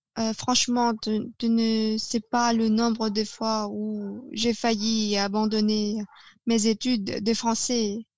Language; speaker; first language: French; non-native, fluent; Filipino